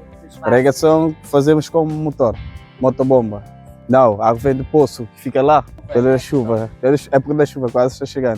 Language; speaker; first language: Portuguese; non-native, local second language; Kabuverdianu